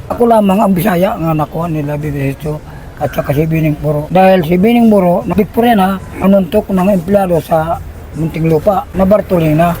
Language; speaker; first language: Filipino; non-native, local second language; Waray